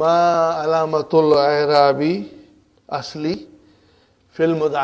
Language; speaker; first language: Arabic; non-native, fluent; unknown